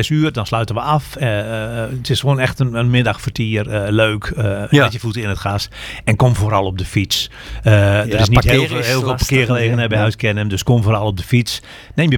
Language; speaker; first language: Dutch; native; Dutch